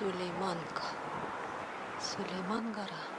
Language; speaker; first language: Russian; native; Russian